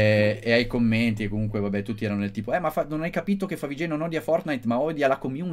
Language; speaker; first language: Italian; native; Italian